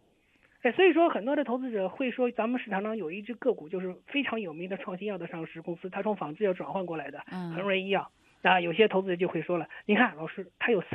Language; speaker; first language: Chinese; native; Chinese